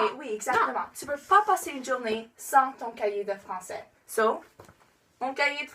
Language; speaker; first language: French; non-native, learner; English